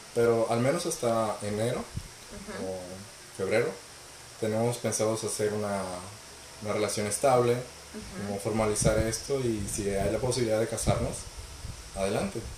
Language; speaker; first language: Spanish; native; Spanish